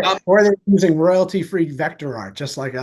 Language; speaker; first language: English; native; English